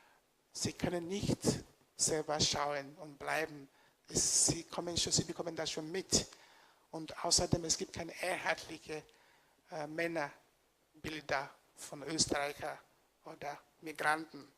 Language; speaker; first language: German; non-native, fluent; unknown